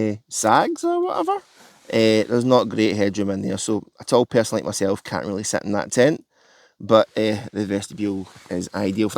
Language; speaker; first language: English; native; English